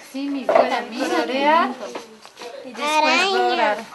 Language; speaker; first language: Spanish; non-native, learner; French